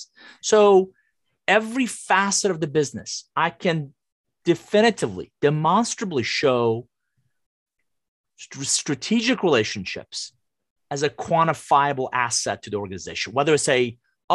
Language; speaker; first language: English; non-native, fluent; Persian